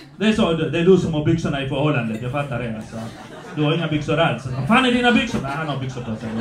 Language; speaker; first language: Swedish; early bilingual, other home language; Polish